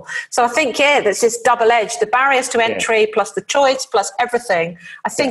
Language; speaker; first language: English; native; English